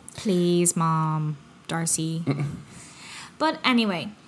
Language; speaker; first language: English; native; English